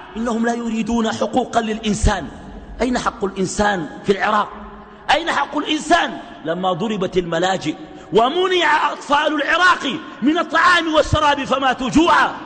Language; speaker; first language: Arabic; native; Arabic